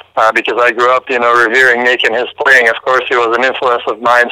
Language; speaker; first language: English; early bilingual, other home language; French